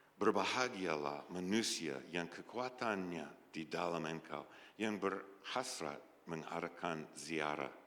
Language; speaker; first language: Indonesian; native; Indonesian